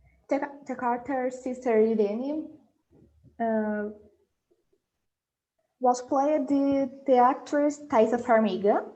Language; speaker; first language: English; non-native, learner; Portuguese